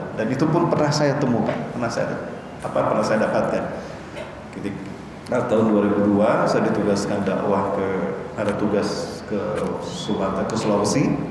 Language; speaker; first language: Indonesian; native; Indonesian